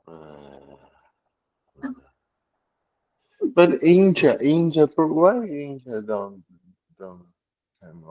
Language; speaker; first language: English; non-native, learner; Portuguese